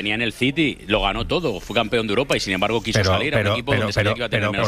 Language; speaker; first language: Spanish; native; Spanish